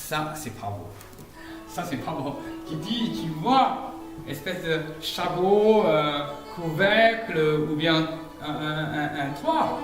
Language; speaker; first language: French; non-native, fluent; Chinese